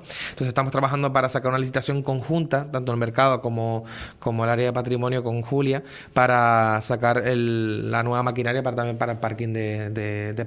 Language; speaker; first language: Spanish; native; Spanish